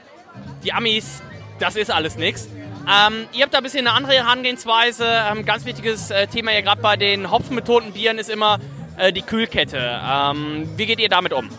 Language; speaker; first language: German; native; German